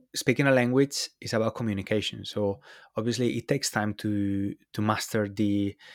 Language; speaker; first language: English; non-native, fluent; Spanish